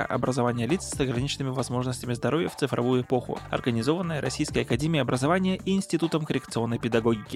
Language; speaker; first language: Russian; native; Russian